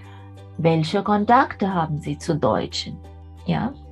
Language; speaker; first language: German; non-native, fluent; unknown